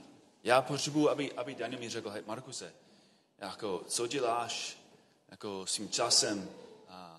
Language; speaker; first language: Czech; non-native, fluent; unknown